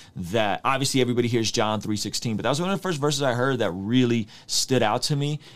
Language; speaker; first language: English; early bilingual, other home language; Russian